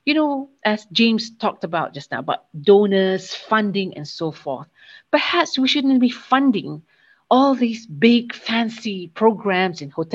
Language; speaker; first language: English; non-native, local second language; Malay